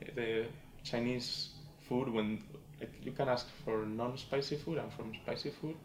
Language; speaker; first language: English; non-native, fluent; Spanish